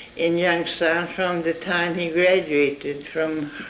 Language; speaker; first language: English; non-native, fluent; Swedish